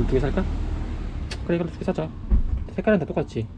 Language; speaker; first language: Korean; non-native, fluent; Japanese